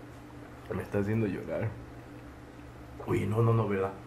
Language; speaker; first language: Spanish; native; Spanish